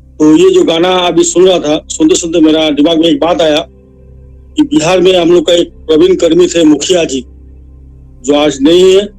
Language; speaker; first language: Hindi; non-native, local second language; Assamese